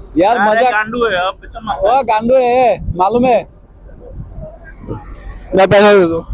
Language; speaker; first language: Hindi; non-native, learner; Bangla